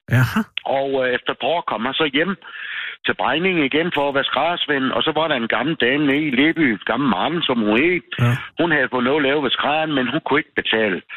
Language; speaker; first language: Danish; native; Danish